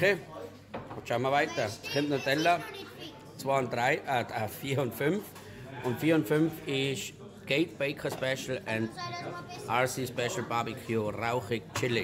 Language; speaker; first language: German; native; German